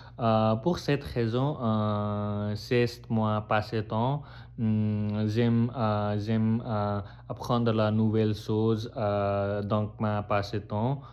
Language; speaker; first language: French; non-native, learner; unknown